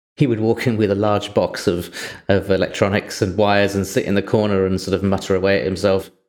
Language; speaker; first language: English; native; English